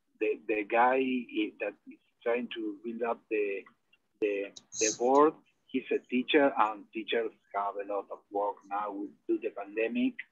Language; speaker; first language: English; non-native, learner; Spanish